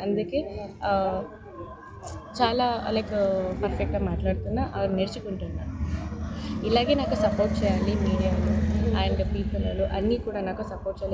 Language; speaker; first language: Telugu; non-native, learner; Kannada